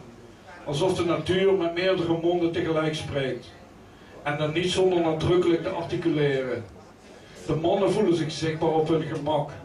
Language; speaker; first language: Dutch; native; Dutch